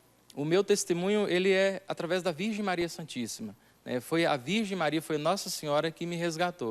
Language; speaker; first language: Portuguese; native; Portuguese